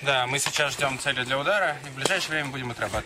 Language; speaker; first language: Russian; native; Russian